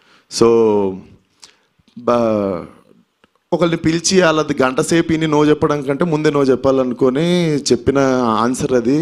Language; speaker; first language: Telugu; native; Telugu